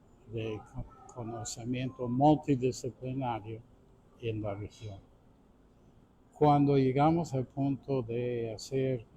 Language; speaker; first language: Spanish; non-native, fluent; English